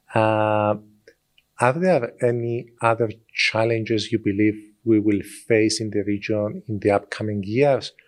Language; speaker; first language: English; non-native, fluent; Greek